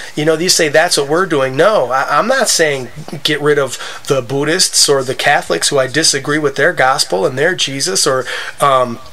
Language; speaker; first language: English; native; English